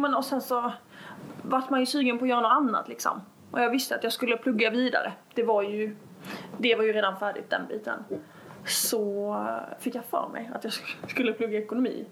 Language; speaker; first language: Swedish; native; Swedish